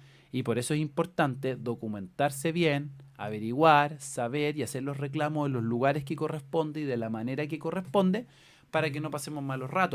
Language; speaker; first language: Spanish; native; Spanish